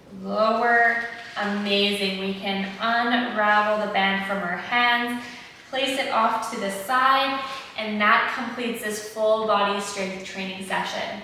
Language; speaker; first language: English; native; English